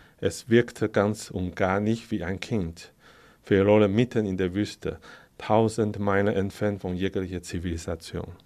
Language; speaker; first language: German; non-native, fluent; Chinese